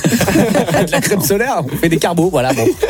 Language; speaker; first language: French; native; French